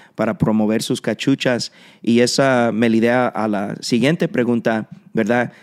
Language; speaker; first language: Spanish; early bilingual, heritage; Spanish